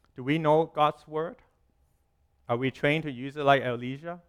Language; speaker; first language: English; non-native, local second language; Cantonese